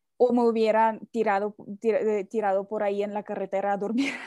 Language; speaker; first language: Spanish; non-native, fluent; Russian